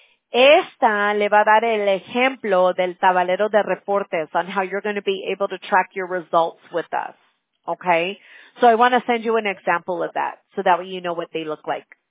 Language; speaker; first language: English; early bilingual, other home language; Spanish